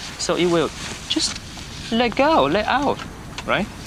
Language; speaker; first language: English; non-native, fluent; Chinese